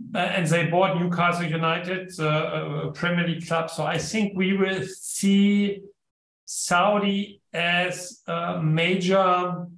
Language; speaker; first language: English; non-native, fluent; German